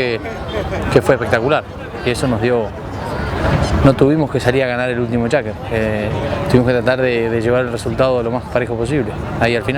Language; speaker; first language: Spanish; native; Spanish